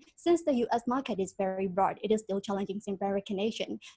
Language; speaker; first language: English; non-native, fluent; Burmese